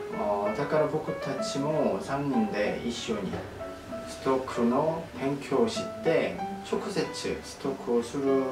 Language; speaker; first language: Japanese; non-native, fluent; Korean